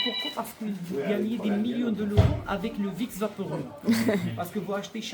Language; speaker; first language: French; non-native, local second language; Arabic